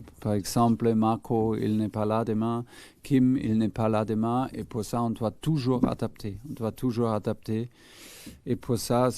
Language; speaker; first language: French; non-native, fluent; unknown